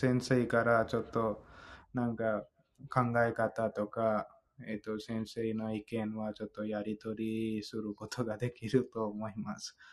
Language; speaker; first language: Japanese; non-native, learner; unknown